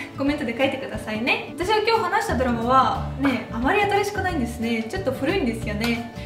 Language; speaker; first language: Japanese; non-native, fluent; Russian